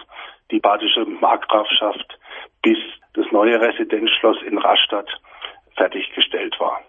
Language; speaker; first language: German; native; German